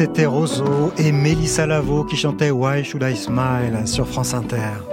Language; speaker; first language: French; native; French